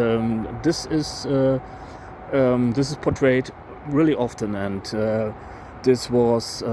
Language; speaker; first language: English; non-native, fluent; German